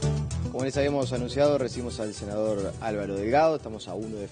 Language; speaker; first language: Spanish; native; Spanish